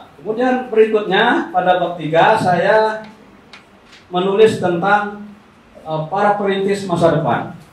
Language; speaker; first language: Indonesian; non-native, local second language; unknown